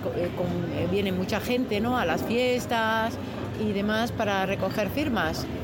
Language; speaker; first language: Spanish; native; Spanish